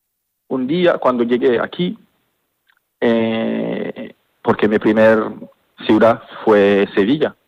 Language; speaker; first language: Spanish; non-native, fluent; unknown